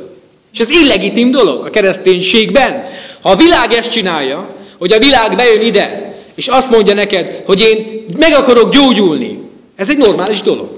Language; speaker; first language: Hungarian; native; Hungarian